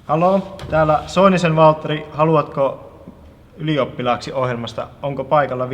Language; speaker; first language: Finnish; native; Finnish